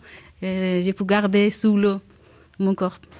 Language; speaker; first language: French; non-native, learner; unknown